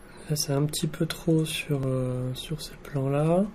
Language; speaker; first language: French; native; French